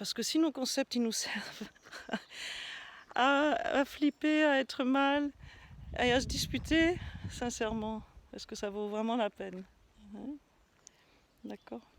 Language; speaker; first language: French; native; French